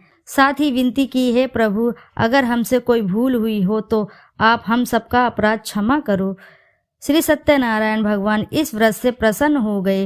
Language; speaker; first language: Hindi; native; Hindi